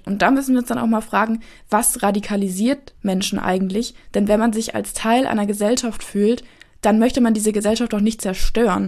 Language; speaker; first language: German; native; German